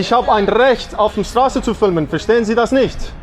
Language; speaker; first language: German; non-native, learner; English